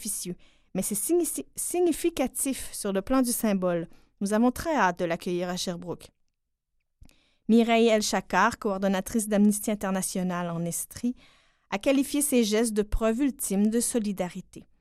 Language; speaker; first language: French; native; French